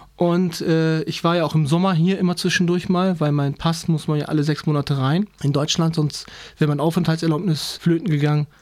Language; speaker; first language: German; non-native, fluent; Turkish